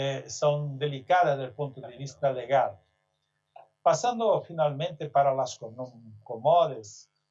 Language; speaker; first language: Spanish; non-native, fluent; Portuguese